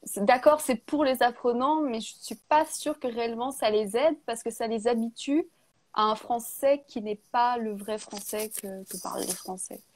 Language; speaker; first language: French; native; French